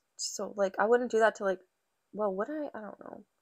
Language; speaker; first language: English; native; English